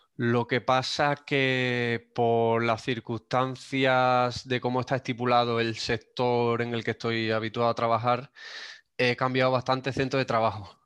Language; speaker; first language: Spanish; native; Spanish